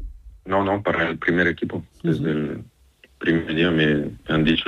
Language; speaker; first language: Spanish; non-native, fluent; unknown